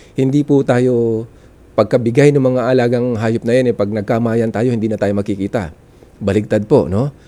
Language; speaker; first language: Filipino; non-native, local second language; Iloko